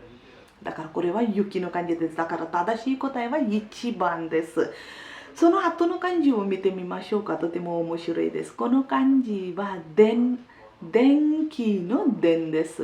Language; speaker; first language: Japanese; non-native, fluent; Hindi